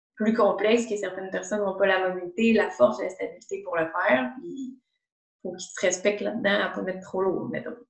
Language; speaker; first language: French; native; French